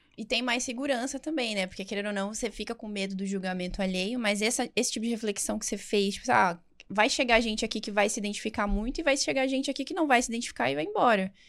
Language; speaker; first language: Portuguese; native; Portuguese